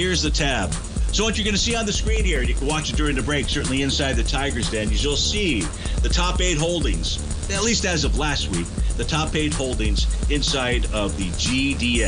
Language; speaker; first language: English; native; English